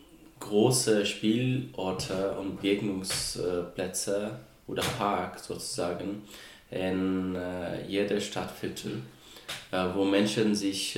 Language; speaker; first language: German; non-native, fluent; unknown